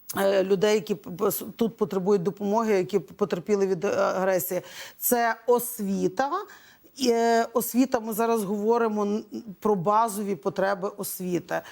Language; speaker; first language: Ukrainian; native; Ukrainian